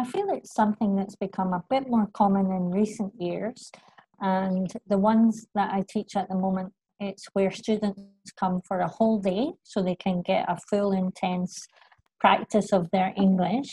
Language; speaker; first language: English; native; English